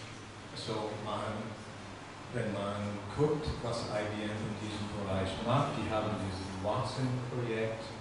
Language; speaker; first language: German; non-native, fluent; English